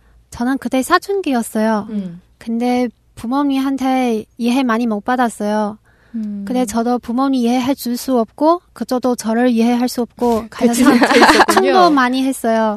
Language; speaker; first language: Korean; non-native, learner; Chinese